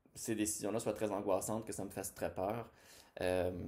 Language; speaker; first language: French; native; French